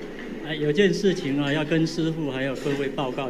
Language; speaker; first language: Chinese; native; Chinese